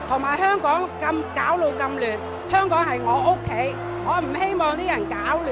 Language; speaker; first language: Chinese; non-native, local second language; Cantonese